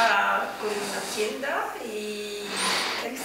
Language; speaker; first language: Spanish; early bilingual, heritage; French